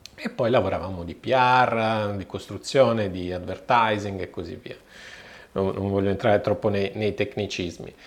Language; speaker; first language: Italian; native; Italian